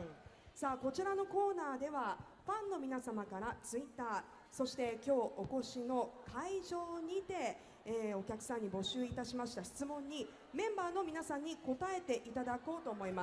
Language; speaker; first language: Japanese; native; Japanese